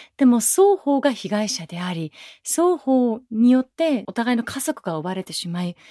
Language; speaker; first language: Japanese; early bilingual, other home language; Persian